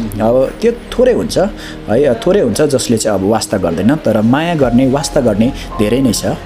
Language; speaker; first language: Nepali; native; Nepali